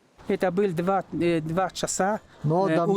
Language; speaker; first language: Russian; non-native, local second language; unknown